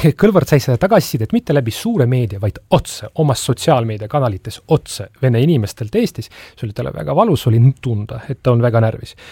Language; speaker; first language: Estonian; non-native, local second language; Russian